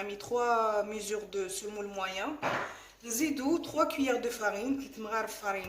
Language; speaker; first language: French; non-native, local second language; Arabic